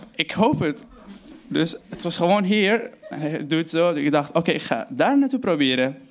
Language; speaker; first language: Dutch; non-native, fluent; Arabic